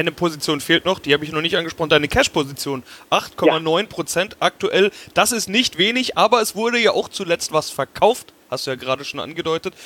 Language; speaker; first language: German; native; German